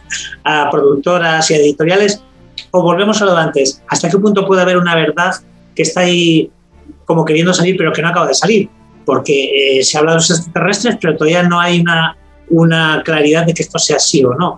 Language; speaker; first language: Spanish; native; Spanish